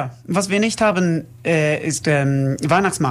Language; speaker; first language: German; non-native, learner; English